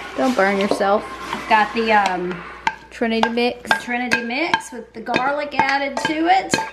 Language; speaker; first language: English; native; English